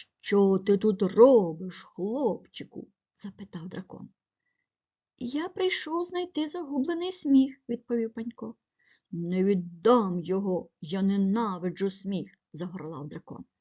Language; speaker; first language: Ukrainian; native; Ukrainian